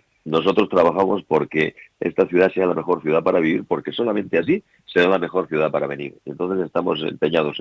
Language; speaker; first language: Spanish; native; Spanish